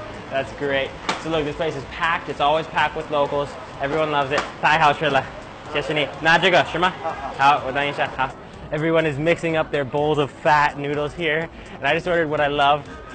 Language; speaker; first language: English; native; English